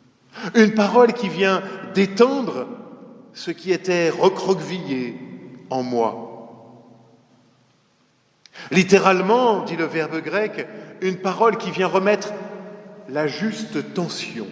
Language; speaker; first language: French; native; French